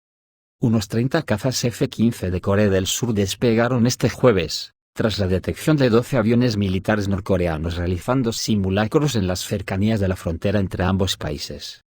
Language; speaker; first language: Spanish; native; Spanish